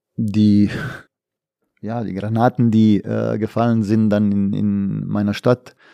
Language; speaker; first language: German; non-native, fluent; Bosnian